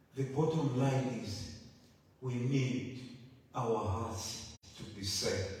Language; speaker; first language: English; non-native, local second language; Shona